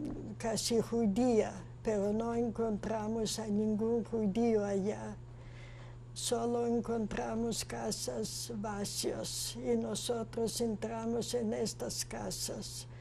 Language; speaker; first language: Spanish; non-native, fluent; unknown